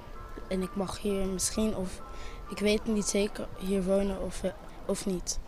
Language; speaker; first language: Dutch; early bilingual, other home language; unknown